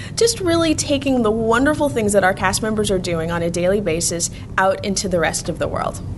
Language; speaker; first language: English; native; English